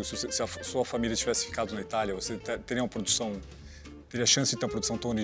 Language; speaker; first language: Portuguese; native; Portuguese